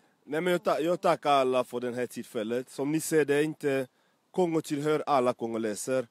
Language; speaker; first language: Swedish; non-native, fluent; French